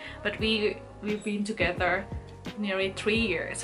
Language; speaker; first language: English; non-native, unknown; Thai